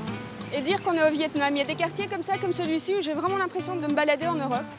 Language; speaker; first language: French; native; French